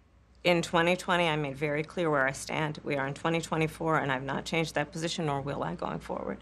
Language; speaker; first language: English; native; English